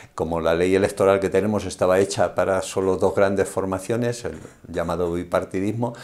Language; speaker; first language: Spanish; native; Spanish